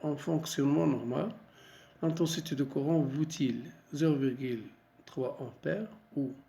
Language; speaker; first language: French; non-native, local second language; Arabic